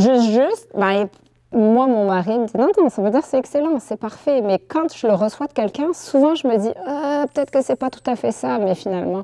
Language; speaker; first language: French; native; French